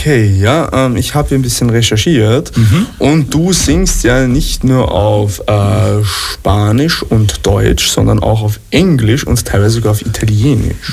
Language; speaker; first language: German; native; German